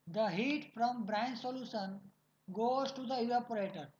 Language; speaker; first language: English; non-native, local second language; Gujarati